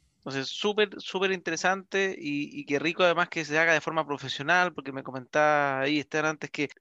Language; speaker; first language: Spanish; native; Spanish